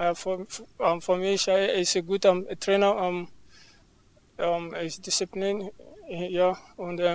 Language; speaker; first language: German; non-native, learner; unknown